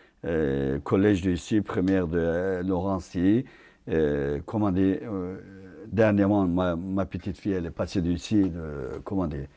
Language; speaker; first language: French; non-native, fluent; Turkish